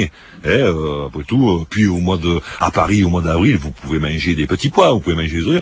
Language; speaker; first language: French; native; French